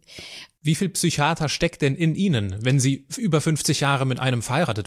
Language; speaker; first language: German; native; German